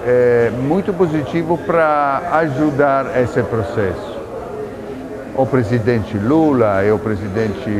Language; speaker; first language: Portuguese; non-native, fluent; Italian